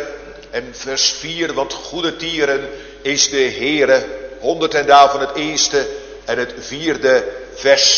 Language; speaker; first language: Dutch; native; Dutch